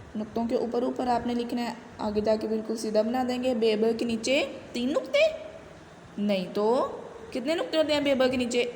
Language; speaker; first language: Urdu; non-native, local second language; Punjabi